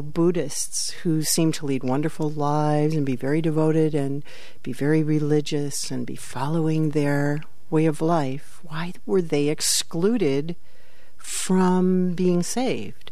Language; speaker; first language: English; native; English